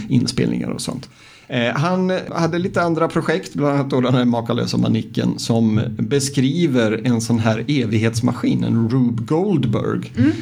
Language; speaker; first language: Swedish; native; Swedish